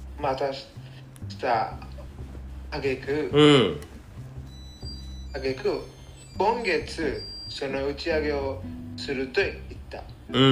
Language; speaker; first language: Japanese; non-native, learner; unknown